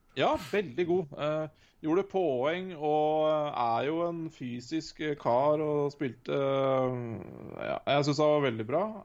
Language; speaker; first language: Norwegian; native; Norwegian